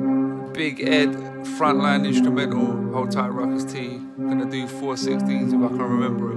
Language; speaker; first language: English; native; English